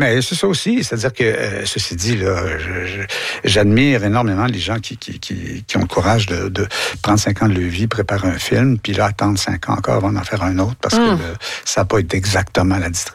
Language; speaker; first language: French; native; French